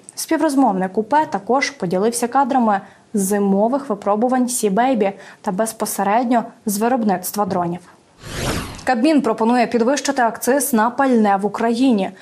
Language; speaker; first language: Ukrainian; native; Ukrainian